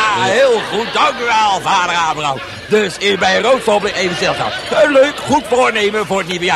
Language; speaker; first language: Dutch; native; Dutch